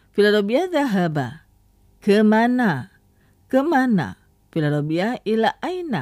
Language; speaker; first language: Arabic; non-native, fluent; Indonesian